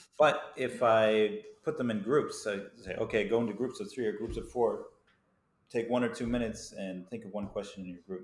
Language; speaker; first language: English; native; English